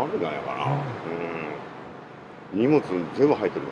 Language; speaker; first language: Japanese; native; Japanese